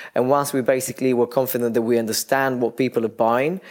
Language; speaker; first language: English; non-native, fluent; Bulgarian